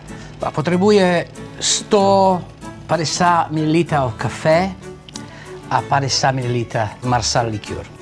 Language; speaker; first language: Czech; non-native, learner; Italian